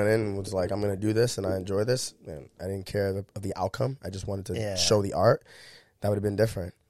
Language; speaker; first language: English; native; English